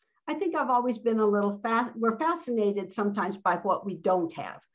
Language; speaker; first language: English; early bilingual, other home language; Spanish